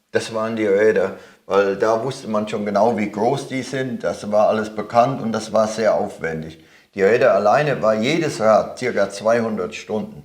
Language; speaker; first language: German; native; German